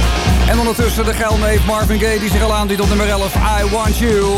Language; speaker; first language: Dutch; native; Dutch